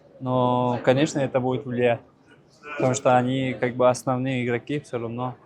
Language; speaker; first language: Russian; non-native, local second language; Uzbek